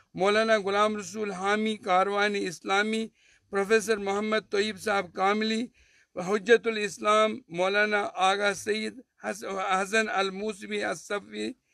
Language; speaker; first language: Urdu; non-native, local second language; Kashmiri